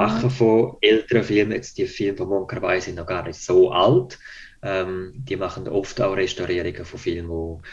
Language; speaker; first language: German; native; German